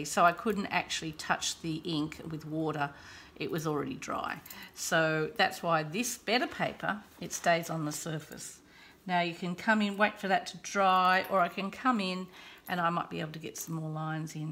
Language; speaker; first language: English; native; English